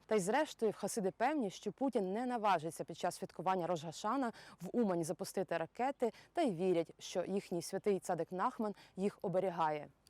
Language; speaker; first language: Ukrainian; native; Ukrainian